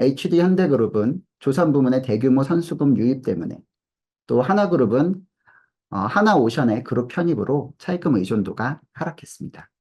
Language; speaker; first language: Korean; native; Korean